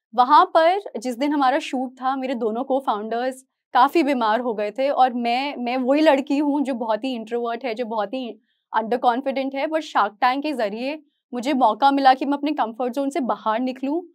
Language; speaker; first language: Hindi; native; Hindi